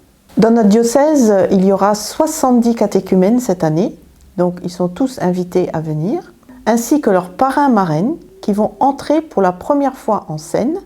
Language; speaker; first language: French; native; French